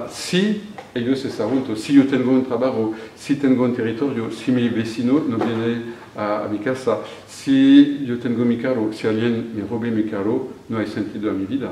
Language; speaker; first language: Spanish; non-native, fluent; French